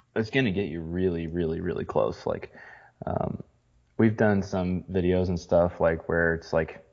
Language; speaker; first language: English; native; English